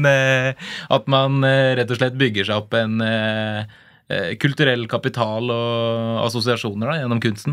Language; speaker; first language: Norwegian; native; Norwegian